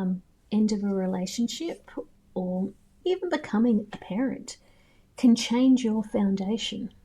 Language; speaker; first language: English; native; English